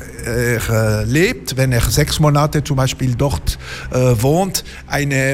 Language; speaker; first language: German; non-native, fluent; French